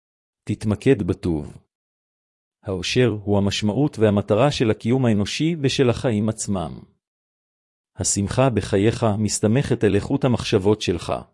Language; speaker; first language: Hebrew; native; Hebrew